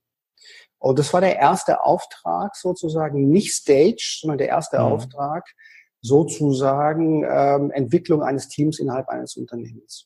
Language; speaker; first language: German; native; German